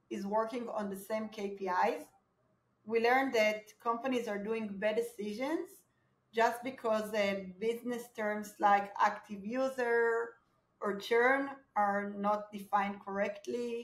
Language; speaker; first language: English; non-native, fluent; Hebrew